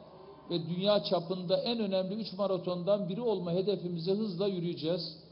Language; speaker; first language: Turkish; native; Turkish